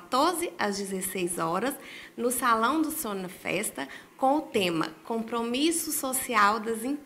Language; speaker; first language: Portuguese; native; Portuguese